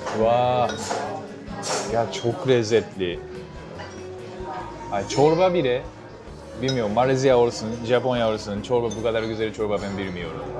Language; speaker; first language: Turkish; non-native, fluent; Japanese